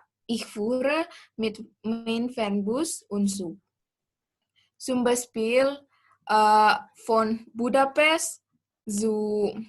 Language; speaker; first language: German; non-native, learner; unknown